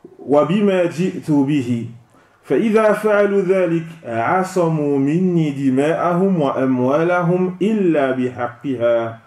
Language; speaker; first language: Arabic; non-native, fluent; French